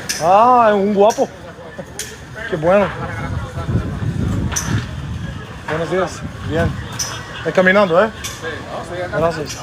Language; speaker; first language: Spanish; non-native, learner; Bulgarian